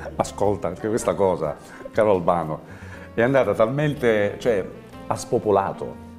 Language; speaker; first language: Italian; native; Italian